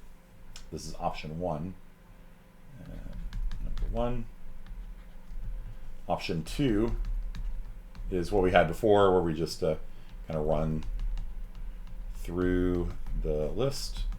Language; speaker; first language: English; native; English